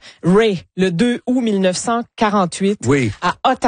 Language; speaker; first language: French; native; French